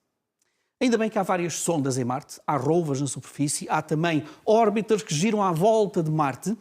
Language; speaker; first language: Portuguese; native; Portuguese